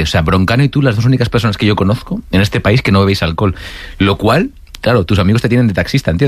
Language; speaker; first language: Spanish; native; Spanish